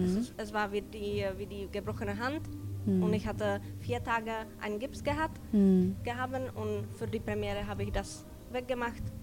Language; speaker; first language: German; non-native, learner; Czech